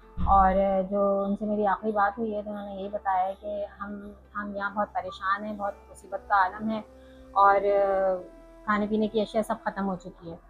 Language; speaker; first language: Urdu; native; Urdu